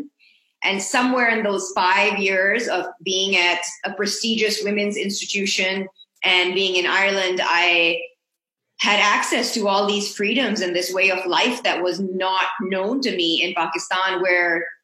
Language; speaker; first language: English; non-native, local second language; Urdu